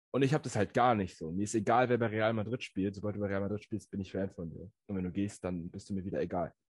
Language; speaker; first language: German; native; German